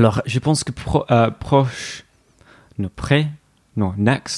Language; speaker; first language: French; non-native, learner; English